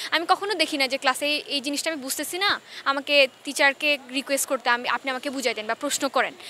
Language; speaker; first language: Bangla; non-native, local second language; Chakma